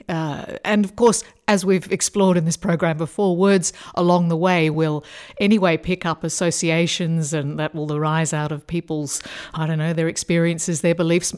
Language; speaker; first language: English; native; English